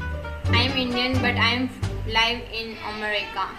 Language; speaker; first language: English; early bilingual, heritage; English